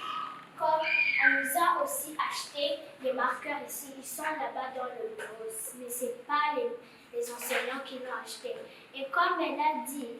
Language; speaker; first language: French; non-native, learner; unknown